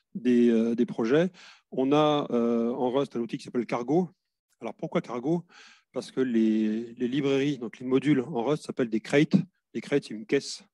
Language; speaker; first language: French; native; French